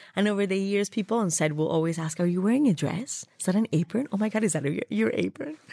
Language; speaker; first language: English; non-native, fluent; Spanish